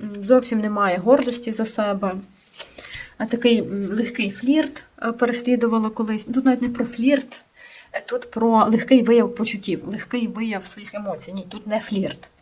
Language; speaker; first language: Ukrainian; non-native, local second language; Russian